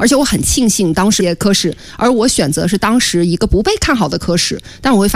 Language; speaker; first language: Chinese; native; Chinese